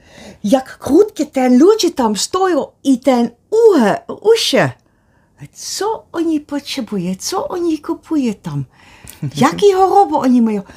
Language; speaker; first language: Polish; non-native, learner; Dutch